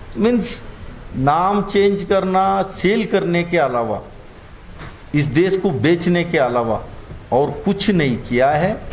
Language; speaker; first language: Hindi; non-native, local second language; Kannada